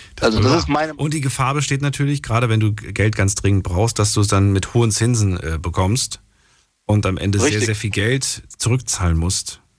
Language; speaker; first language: German; native; German